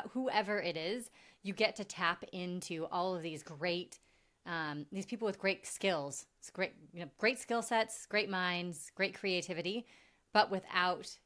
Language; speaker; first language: English; native; English